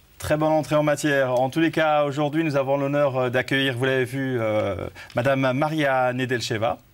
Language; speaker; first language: French; native; French